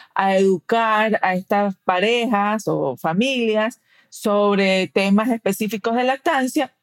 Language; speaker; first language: Spanish; early bilingual, heritage; Spanish